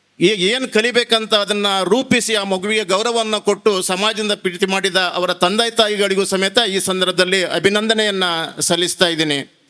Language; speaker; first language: Kannada; native; Kannada